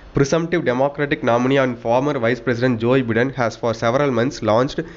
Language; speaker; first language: English; non-native, local second language; Tamil